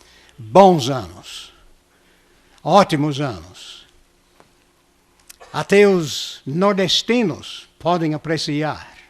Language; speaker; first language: Portuguese; non-native, fluent; English